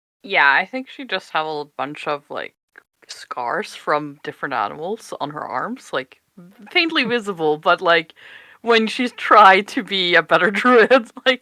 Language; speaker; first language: English; non-native, fluent; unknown